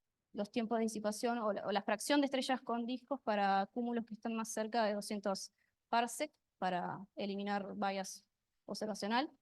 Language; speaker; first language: Spanish; native; Spanish